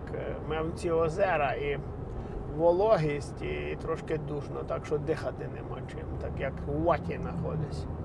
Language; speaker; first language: Ukrainian; native; Ukrainian